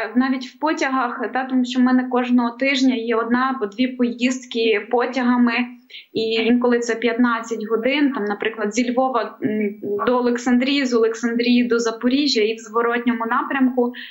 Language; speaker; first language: Ukrainian; native; Ukrainian